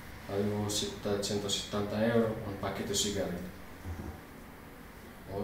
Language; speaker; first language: Italian; non-native, learner; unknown